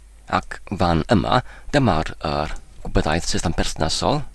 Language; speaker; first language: Welsh; non-native, learner; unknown